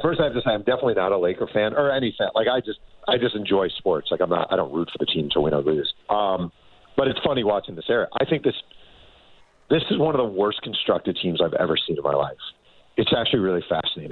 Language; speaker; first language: English; native; English